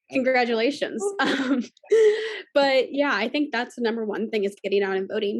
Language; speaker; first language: English; native; English